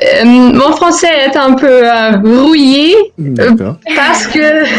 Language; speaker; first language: French; non-native, fluent; German